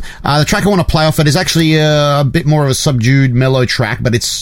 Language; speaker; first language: English; native; English